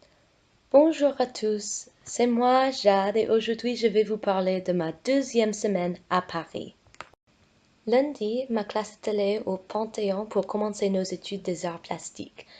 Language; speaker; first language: French; non-native, fluent; English